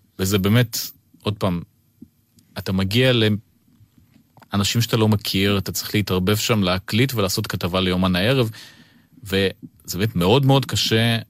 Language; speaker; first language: Hebrew; early bilingual, other home language; Russian